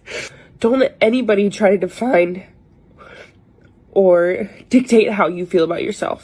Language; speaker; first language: English; native; English